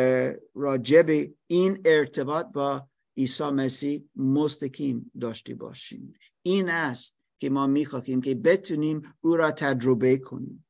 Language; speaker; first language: Persian; non-native, fluent; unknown